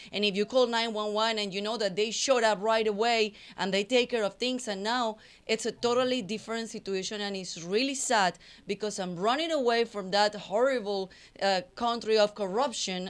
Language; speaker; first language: English; non-native, fluent; Spanish